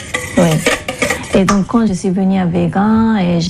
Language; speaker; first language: French; non-native, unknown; Japanese